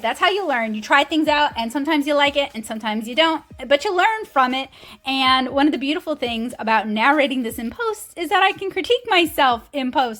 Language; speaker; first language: English; native; English